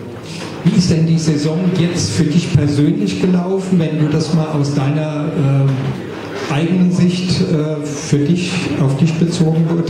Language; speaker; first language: German; native; German